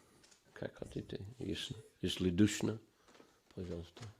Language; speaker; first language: Russian; non-native, fluent; English